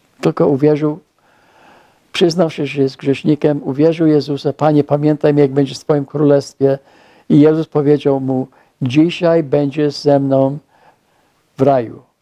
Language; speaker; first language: Polish; non-native, fluent; English